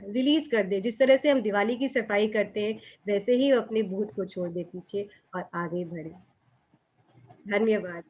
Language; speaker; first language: Hindi; native; Hindi